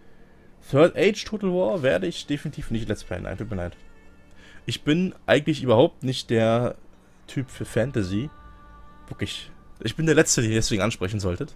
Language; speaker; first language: German; native; German